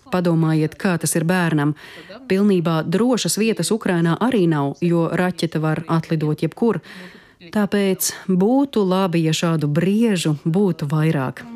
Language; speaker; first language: Latvian; native; Latvian